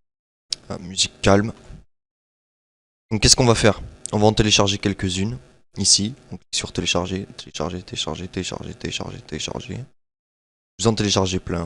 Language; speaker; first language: French; native; French